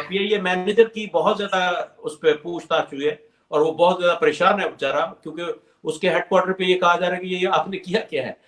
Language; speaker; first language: Urdu; non-native, local second language; Punjabi